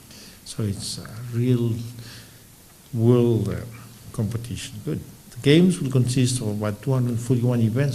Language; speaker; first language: English; non-native, local second language; Fijian